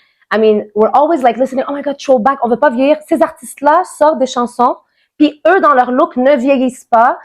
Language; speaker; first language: French; native; French